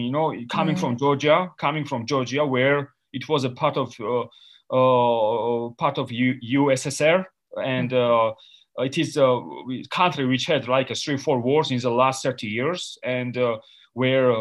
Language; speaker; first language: English; non-native, fluent; Georgian